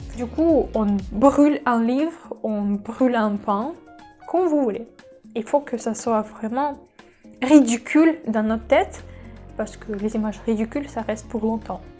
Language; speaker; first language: French; non-native, fluent; Russian